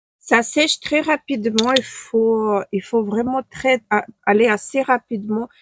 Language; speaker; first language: French; non-native, fluent; Ukrainian